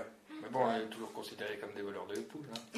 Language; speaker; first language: French; native; French